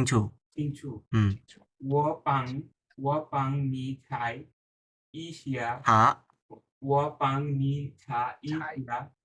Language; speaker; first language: Chinese; non-native, learner; Bangla